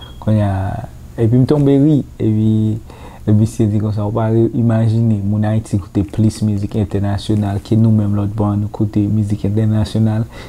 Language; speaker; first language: Haitian Creole; early bilingual, heritage; Haitian Creole